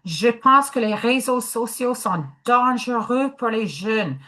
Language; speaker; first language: French; non-native, fluent; English